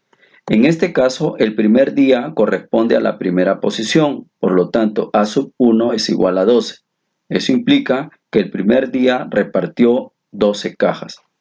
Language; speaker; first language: Spanish; native; Spanish